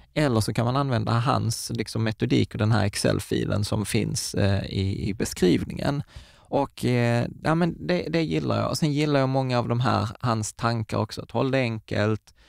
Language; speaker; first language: Swedish; native; Swedish